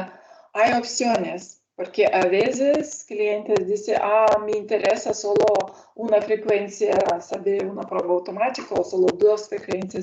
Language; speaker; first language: Spanish; non-native, learner; Lithuanian